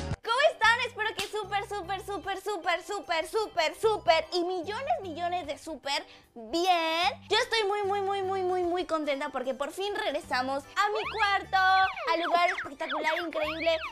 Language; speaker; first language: Spanish; native; Spanish